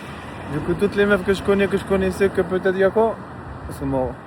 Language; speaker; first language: French; non-native, local second language; Arabic